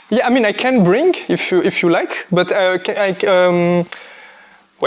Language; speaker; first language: English; non-native, learner; French